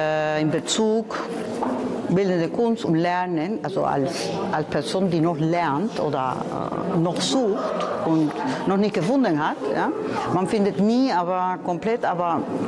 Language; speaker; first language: German; non-native, fluent; Spanish